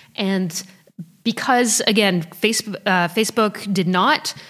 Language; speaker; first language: English; early bilingual, other home language; French